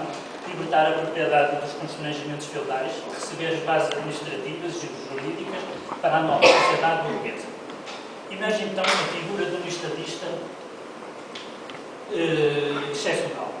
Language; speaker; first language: Portuguese; native; Portuguese